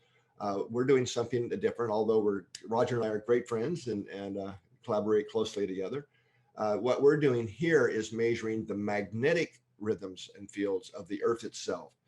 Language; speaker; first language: English; native; English